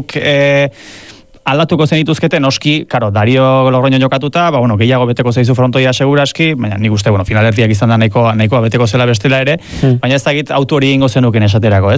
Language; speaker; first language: Basque; native; Basque